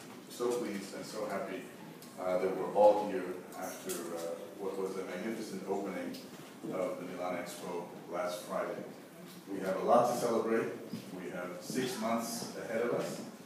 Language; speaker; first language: English; native; English